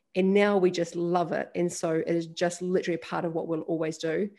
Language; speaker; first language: English; native; English